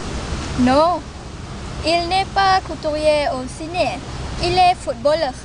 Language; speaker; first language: French; non-native, learner; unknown